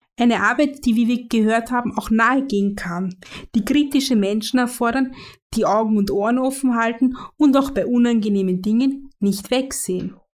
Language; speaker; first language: German; native; German